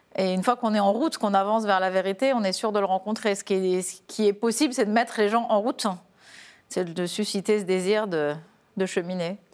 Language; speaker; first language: French; native; French